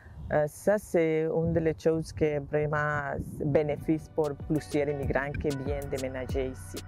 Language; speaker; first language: French; non-native, learner; Spanish